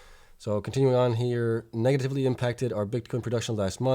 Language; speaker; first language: English; native; English